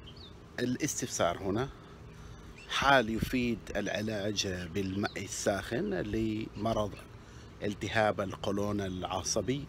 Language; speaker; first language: Arabic; native; Arabic